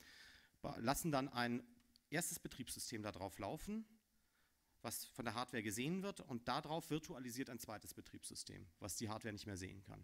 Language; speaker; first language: German; native; German